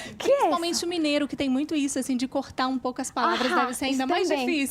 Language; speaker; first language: Portuguese; native; Portuguese